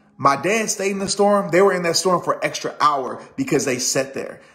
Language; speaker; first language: English; native; English